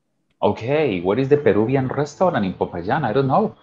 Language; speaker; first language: English; non-native, fluent; Spanish